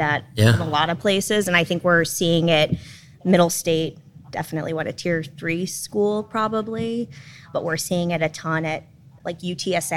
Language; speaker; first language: English; native; English